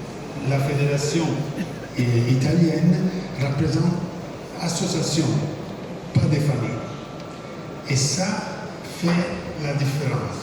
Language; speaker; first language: French; non-native, fluent; Italian